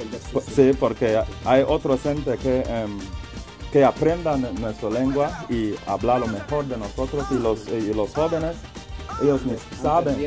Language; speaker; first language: Spanish; non-native, learner; English